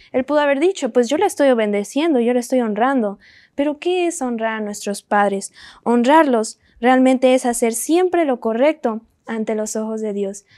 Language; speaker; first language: Spanish; native; Spanish